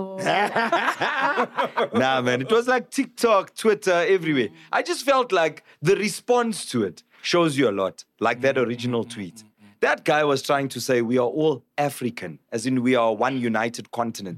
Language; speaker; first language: English; non-native, local second language; Zulu